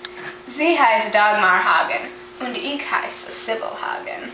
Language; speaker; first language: German; non-native, learner; English